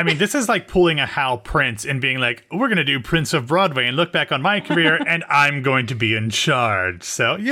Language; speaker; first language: English; native; English